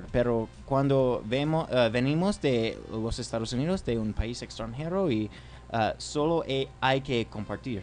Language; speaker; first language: Spanish; non-native, learner; English